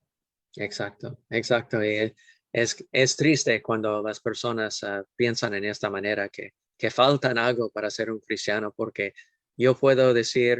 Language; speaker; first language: Spanish; non-native, fluent; English